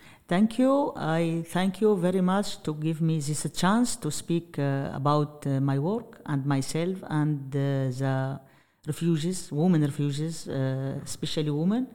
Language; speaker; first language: English; non-native, learner; Arabic